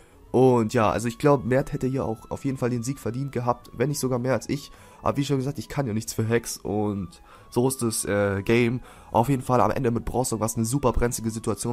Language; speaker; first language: German; native; German